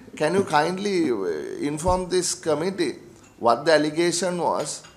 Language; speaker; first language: English; non-native, local second language; Sinhala